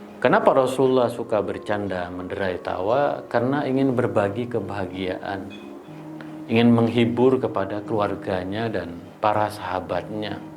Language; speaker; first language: Indonesian; non-native, local second language; Madurese